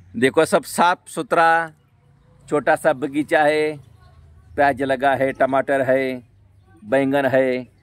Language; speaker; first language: Hindi; non-native, local second language; Marathi